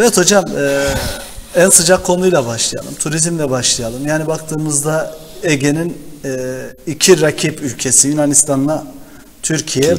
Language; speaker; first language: Turkish; native; Turkish